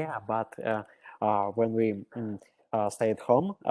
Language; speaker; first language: English; non-native, learner; Russian